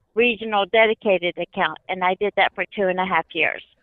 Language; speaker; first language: English; native; English